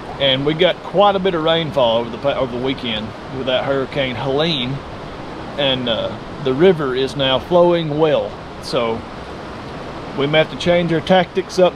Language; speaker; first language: English; native; English